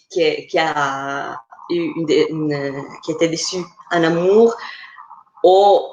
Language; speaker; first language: French; non-native, fluent; Italian